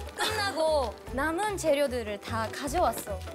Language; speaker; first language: Korean; non-native, learner; Japanese